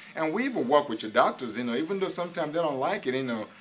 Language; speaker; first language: English; non-native, local second language; Igbo